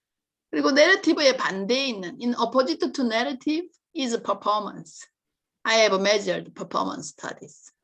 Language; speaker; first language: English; non-native, learner; Korean